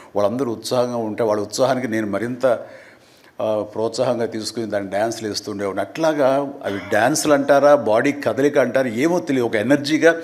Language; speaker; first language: Telugu; native; Telugu